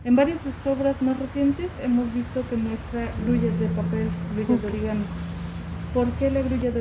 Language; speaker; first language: Spanish; native; Spanish